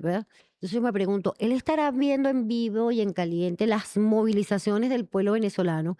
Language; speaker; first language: Spanish; native; Spanish